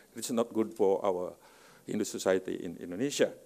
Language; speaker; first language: English; non-native, fluent; Indonesian